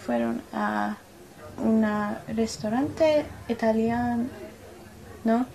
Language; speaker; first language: Spanish; non-native, learner; English